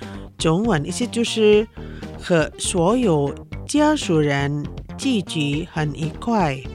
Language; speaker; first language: Chinese; non-native, local second language; Indonesian